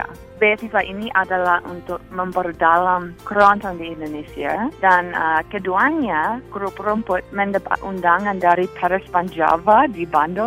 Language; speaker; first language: Indonesian; non-native, fluent; English